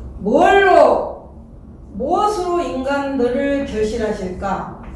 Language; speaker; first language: Korean; native; Korean